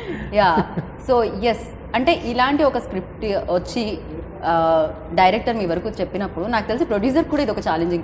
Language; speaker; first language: Telugu; native; Telugu